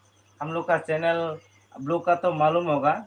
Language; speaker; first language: Hindi; non-native, local second language; Kok Borok